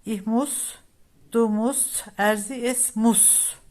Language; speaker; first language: German; non-native, learner; Turkish